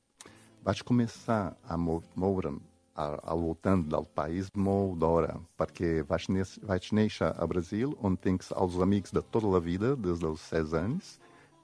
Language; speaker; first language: Catalan; non-native, fluent; Portuguese